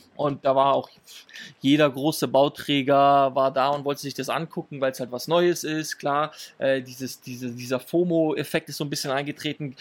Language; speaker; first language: German; early bilingual, other home language; Italian